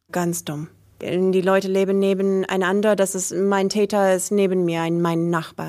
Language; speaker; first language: German; non-native, learner; English